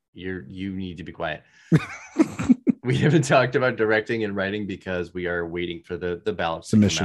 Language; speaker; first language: English; native; English